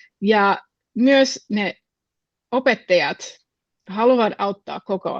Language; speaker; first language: Finnish; non-native, fluent; English